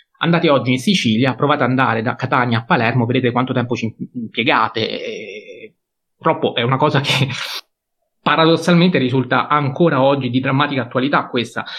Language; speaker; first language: Italian; native; Italian